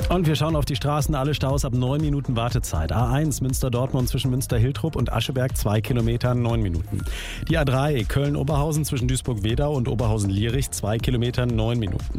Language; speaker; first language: German; native; German